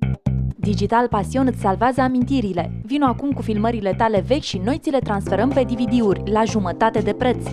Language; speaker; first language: Romanian; native; Romanian